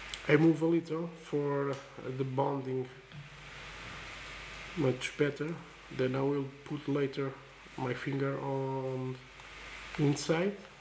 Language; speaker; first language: English; non-native, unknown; Portuguese